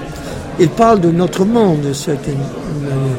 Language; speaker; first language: French; non-native, fluent; English